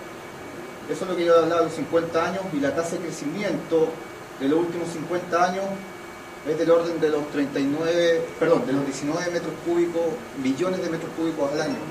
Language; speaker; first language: Spanish; native; Spanish